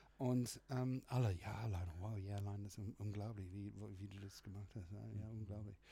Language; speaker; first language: German; non-native, fluent; English